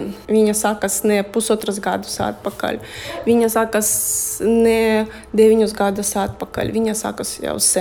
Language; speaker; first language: Latvian; non-native, learner; Russian